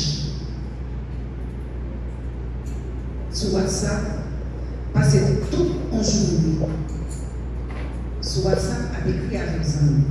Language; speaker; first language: French; non-native, local second language; Haitian Creole